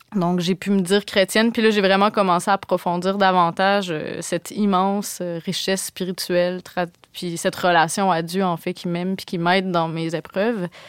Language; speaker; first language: French; native; French